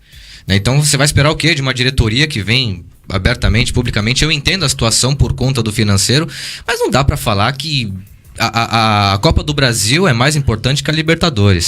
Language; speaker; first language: Portuguese; native; Portuguese